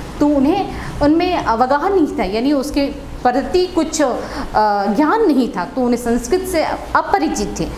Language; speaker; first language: Hindi; non-native, local second language; Telugu